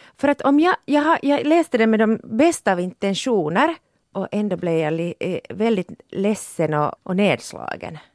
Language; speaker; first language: Swedish; native; Swedish